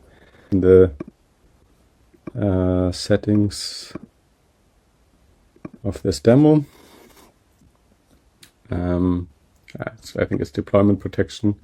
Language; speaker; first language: English; non-native, fluent; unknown